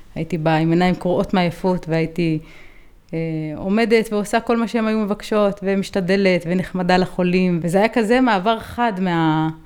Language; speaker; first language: Hebrew; native; Hebrew